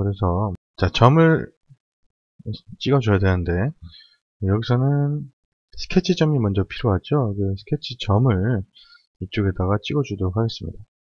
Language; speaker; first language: Korean; native; Korean